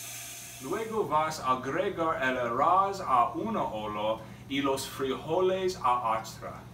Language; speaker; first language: Spanish; non-native, learner; English